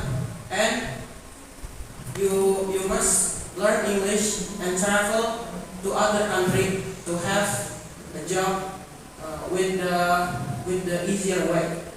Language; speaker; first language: English; non-native, learner; Indonesian